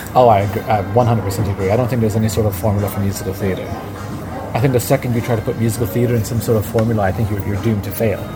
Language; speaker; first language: English; early bilingual, other home language; Arabic